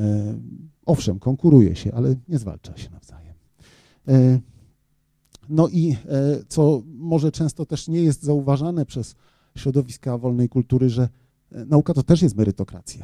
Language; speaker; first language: Polish; native; Polish